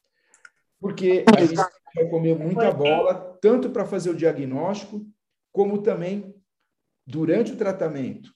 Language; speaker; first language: Portuguese; native; Portuguese